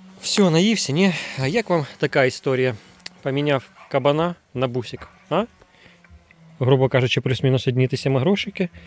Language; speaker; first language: Ukrainian; non-native, local second language; Russian